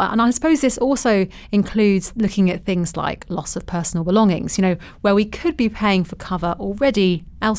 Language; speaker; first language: English; native; English